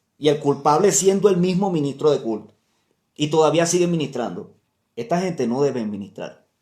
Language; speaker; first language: Spanish; native; Spanish